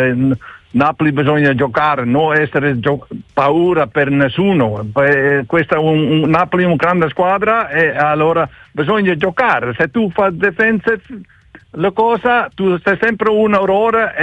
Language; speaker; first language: Italian; non-native, learner; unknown